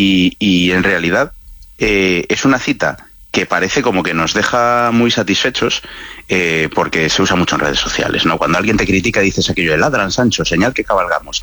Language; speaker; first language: Spanish; native; Spanish